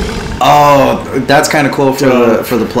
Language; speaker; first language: English; native; English